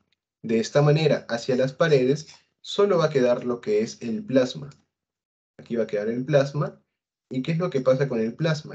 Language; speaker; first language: Spanish; native; Spanish